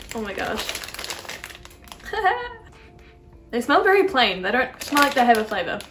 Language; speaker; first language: English; native; English